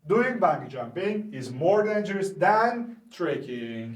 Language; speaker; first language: English; non-native, fluent; Turkish